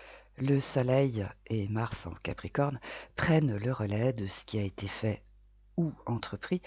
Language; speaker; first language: French; native; French